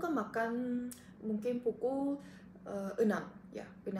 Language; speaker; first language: Indonesian; non-native, learner; Korean